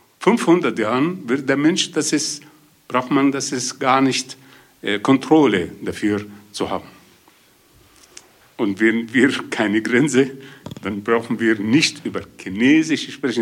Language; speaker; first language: German; non-native, learner; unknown